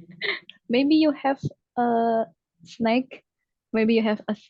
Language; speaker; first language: English; non-native, learner; Indonesian